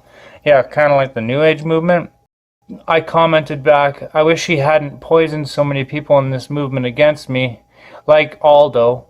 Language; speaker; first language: English; native; English